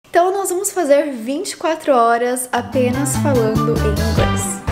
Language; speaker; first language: Portuguese; early bilingual, heritage; Portuguese